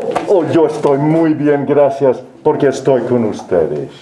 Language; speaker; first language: Spanish; non-native, fluent; English